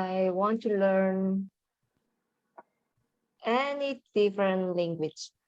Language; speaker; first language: English; non-native, learner; Indonesian